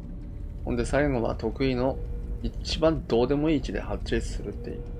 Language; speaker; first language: Japanese; native; Japanese